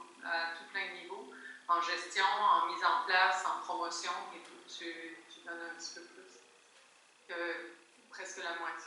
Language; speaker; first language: French; native; French